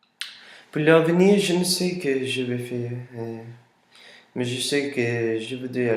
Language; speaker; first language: French; non-native, learner; Spanish